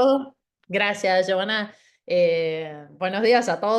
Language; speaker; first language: Spanish; native; Spanish